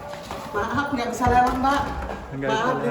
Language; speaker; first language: Indonesian; native; Indonesian